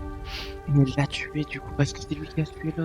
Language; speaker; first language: French; native; French